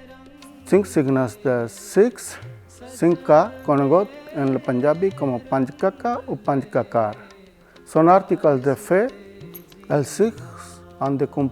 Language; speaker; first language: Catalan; non-native, learner; Punjabi